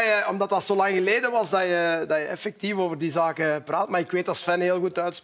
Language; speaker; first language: Dutch; native; Dutch